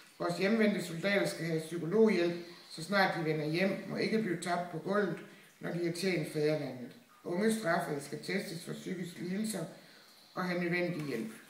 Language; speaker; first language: Danish; native; Danish